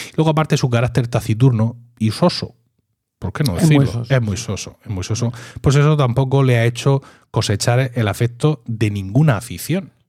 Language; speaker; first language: Spanish; native; Spanish